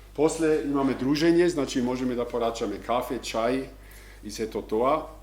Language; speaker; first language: Macedonian; non-native, fluent; German